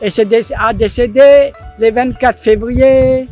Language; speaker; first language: French; non-native, local second language; Morisyen